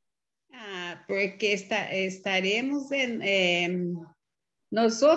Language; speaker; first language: Spanish; non-native, learner; Portuguese